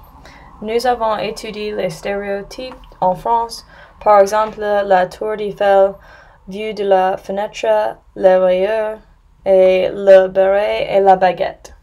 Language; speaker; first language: French; non-native, learner; English